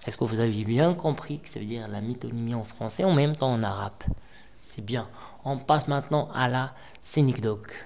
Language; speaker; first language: French; non-native, local second language; Arabic